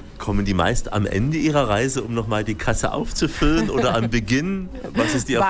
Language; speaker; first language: German; native; German